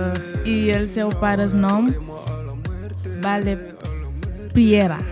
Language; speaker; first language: Catalan; non-native, learner; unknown